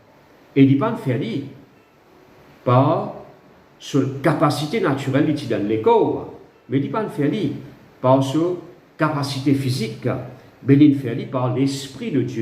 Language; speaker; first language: French; non-native, local second language; Morisyen